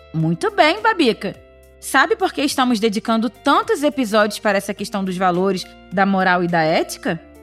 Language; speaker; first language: Portuguese; native; Portuguese